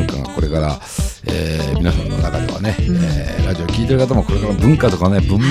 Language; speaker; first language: Japanese; native; Japanese